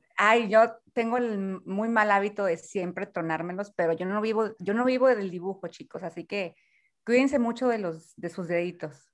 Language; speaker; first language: Spanish; native; Spanish